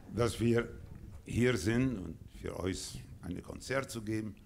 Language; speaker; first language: German; non-native, fluent; Spanish